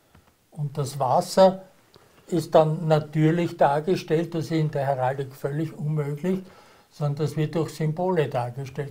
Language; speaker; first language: German; native; German